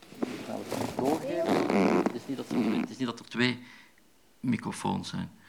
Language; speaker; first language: Dutch; native; Dutch